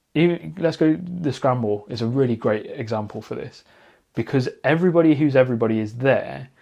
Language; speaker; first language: English; native; English